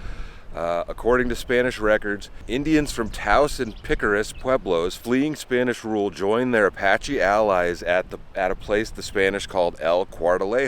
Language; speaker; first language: English; native; English